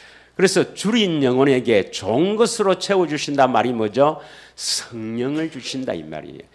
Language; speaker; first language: Korean; native; Korean